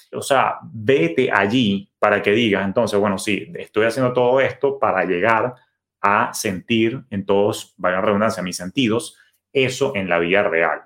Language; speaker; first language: Spanish; native; Spanish